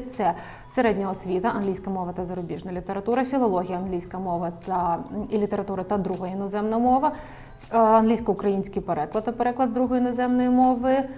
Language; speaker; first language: Ukrainian; native; Ukrainian